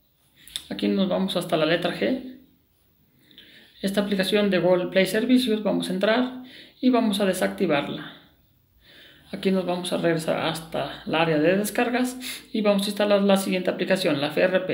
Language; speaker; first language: Spanish; native; Spanish